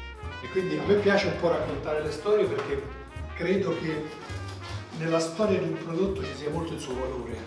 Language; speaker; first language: Italian; native; Italian